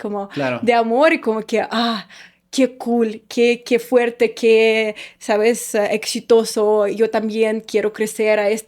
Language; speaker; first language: Spanish; non-native, fluent; Russian